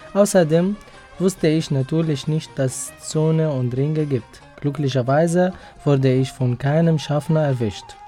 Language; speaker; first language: German; non-native, fluent; Arabic